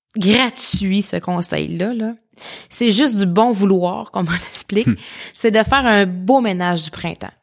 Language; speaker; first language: French; native; French